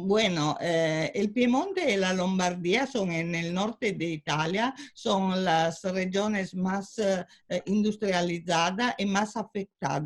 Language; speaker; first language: Spanish; non-native, fluent; Italian